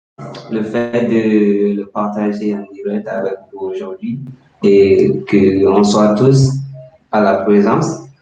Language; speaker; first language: French; non-native, fluent; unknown